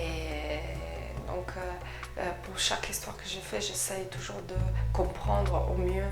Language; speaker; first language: French; non-native, fluent; Italian